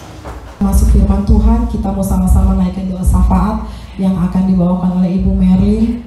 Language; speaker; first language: Indonesian; native; Indonesian